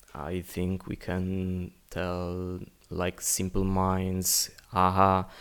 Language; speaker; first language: English; non-native, learner; Italian